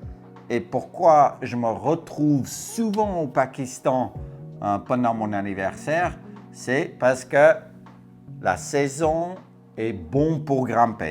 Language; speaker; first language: French; non-native, fluent; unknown